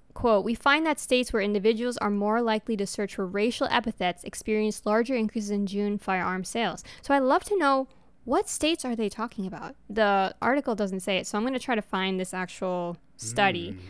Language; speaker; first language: English; early bilingual, other home language; Spanish